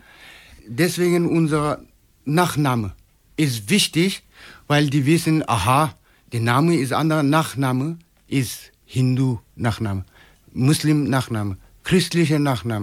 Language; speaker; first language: German; non-native, learner; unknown